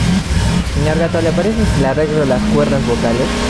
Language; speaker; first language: Spanish; native; Spanish